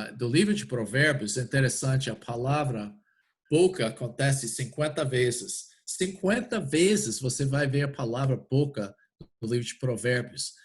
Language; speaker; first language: Portuguese; non-native, fluent; English